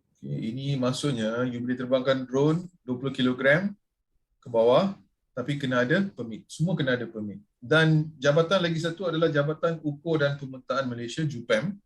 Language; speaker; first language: Malay; non-native, local second language; Tamil